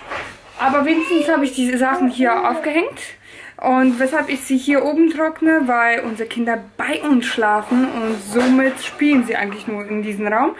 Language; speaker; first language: German; native; German